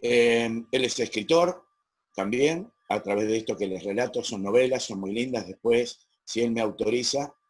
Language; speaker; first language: Spanish; native; Spanish